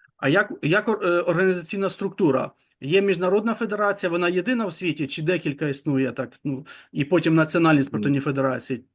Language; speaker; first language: Ukrainian; native; Ukrainian